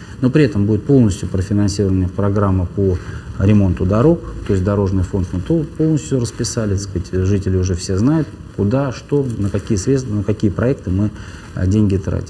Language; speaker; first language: Russian; native; Russian